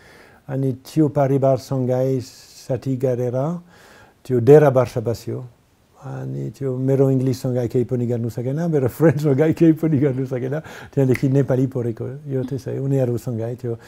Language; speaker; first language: Nepali; non-native, learner; French